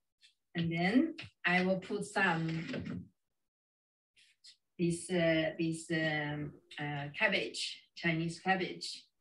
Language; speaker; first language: English; non-native, fluent; Chinese